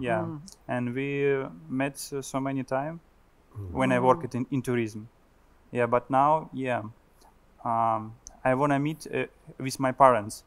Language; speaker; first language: English; non-native, learner; Russian